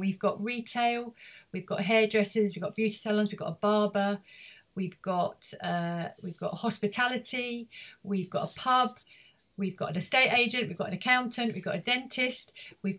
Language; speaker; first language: English; native; English